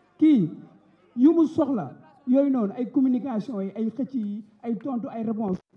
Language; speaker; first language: Wolof; non-native, local second language; Serer